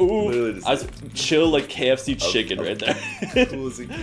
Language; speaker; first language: English; native; English